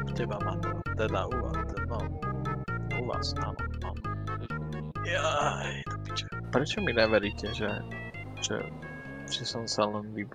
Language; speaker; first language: Slovak; native; Slovak